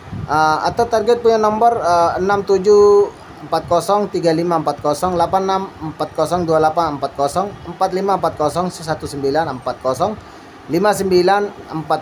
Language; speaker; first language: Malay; non-native, learner; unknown